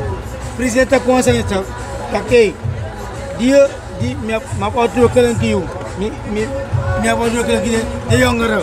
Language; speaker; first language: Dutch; non-native, local second language; Sranan Tongo